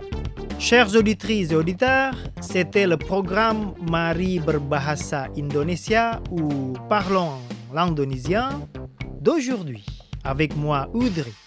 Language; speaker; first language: French; non-native, fluent; Indonesian